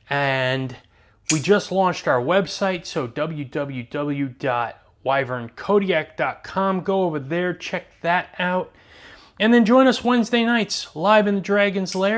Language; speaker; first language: English; native; English